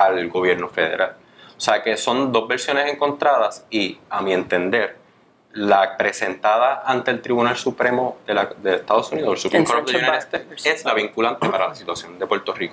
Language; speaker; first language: Spanish; native; Spanish